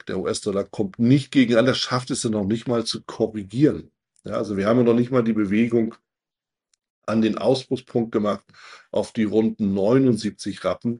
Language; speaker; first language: German; native; German